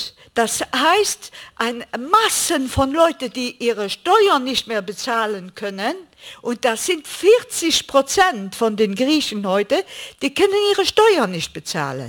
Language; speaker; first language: German; non-native, fluent; Greek